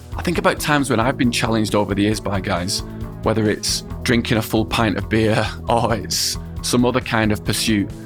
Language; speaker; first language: English; native; English